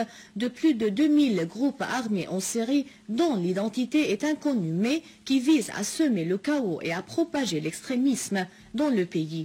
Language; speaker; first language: French; non-native, fluent; Arabic